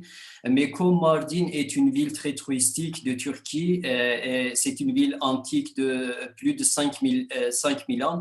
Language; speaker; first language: French; non-native, fluent; Kurdish